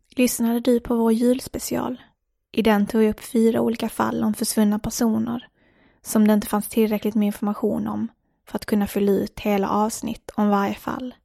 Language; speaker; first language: Swedish; native; Swedish